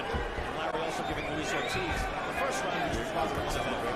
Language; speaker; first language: English; native; English